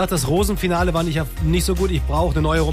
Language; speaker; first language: German; native; German